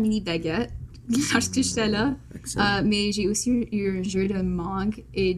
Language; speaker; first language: French; native; French